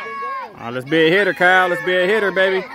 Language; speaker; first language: English; native; English